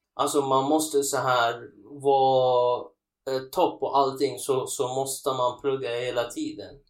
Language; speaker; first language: Swedish; non-native, fluent; Sinhala